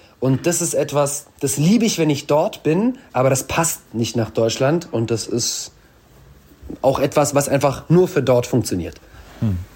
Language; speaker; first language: German; early bilingual, other home language; Russian